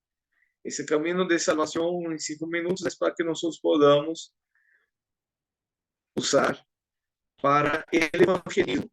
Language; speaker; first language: Portuguese; non-native, learner; Spanish